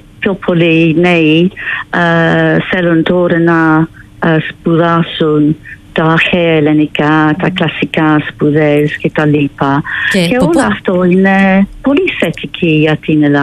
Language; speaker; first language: Greek; non-native, learner; English